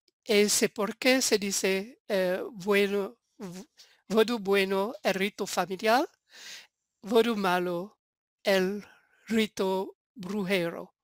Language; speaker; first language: Spanish; non-native, fluent; French